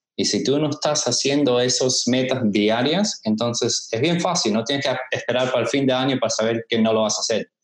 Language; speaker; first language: Spanish; early bilingual, heritage; Spanish